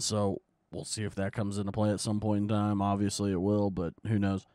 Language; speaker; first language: English; native; English